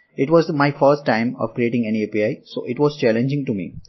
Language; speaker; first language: English; non-native, local second language; Gujarati